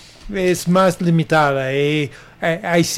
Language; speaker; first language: Spanish; non-native, learner; English